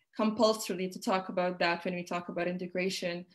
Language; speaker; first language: English; non-native, fluent; Arabic